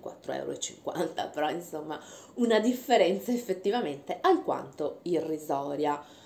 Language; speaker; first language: Italian; native; Italian